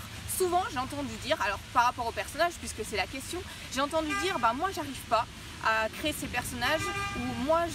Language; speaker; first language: French; native; French